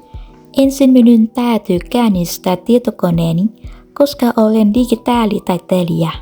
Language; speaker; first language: Finnish; non-native, learner; Vietnamese